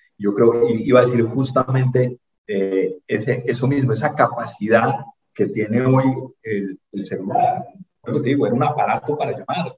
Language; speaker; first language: Spanish; native; Spanish